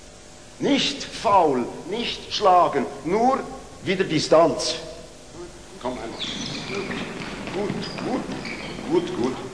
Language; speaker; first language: German; non-native, fluent; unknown